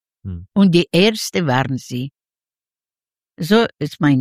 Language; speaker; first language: German; non-native, learner; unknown